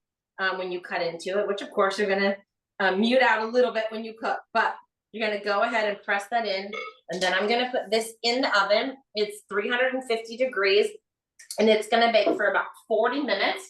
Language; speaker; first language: English; native; English